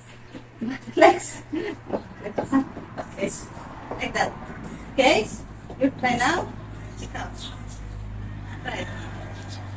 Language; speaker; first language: English; non-native, learner; Polish